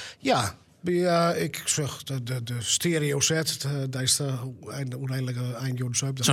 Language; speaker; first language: Dutch; native; Dutch